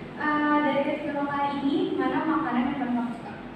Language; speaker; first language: Indonesian; native; Indonesian